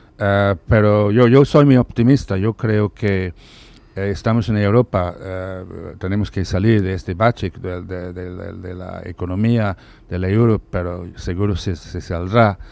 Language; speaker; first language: Spanish; non-native, fluent; English